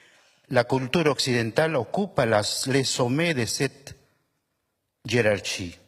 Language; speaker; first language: French; non-native, fluent; Spanish